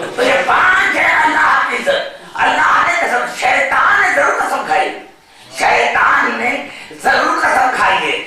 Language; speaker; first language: Urdu; native; Urdu